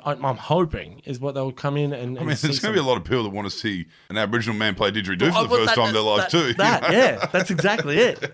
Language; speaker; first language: English; native; English